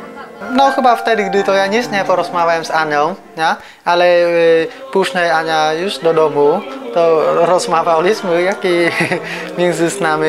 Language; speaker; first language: Polish; non-native, learner; Vietnamese